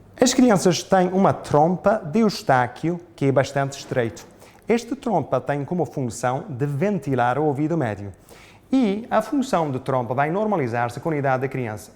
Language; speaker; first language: Portuguese; non-native, fluent; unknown